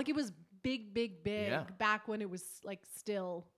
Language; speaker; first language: English; native; English